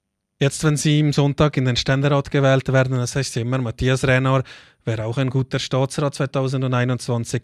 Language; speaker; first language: German; native; German